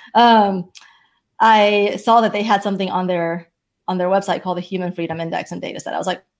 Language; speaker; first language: English; early bilingual, other home language; Chinese